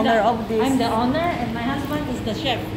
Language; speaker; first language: English; non-native, local second language; Min Nan Chinese